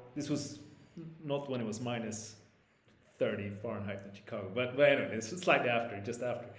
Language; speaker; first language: English; non-native, fluent; Swedish